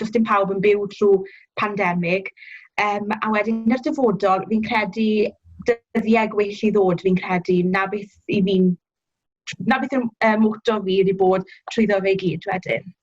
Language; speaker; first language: Welsh; native; Welsh